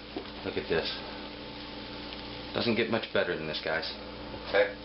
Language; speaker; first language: English; native; English